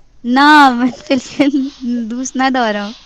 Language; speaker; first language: Persian; non-native, learner; Urdu